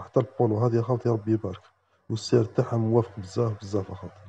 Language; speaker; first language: Arabic; native; Arabic